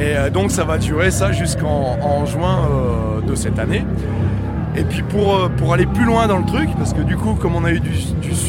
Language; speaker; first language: French; native; French